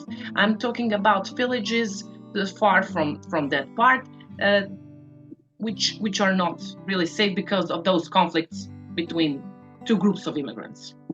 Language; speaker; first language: English; non-native, fluent; Serbian